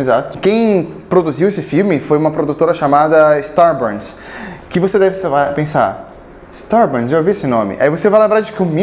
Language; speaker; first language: Portuguese; native; Portuguese